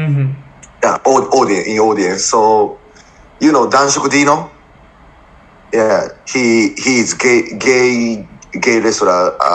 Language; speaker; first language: English; non-native, learner; Japanese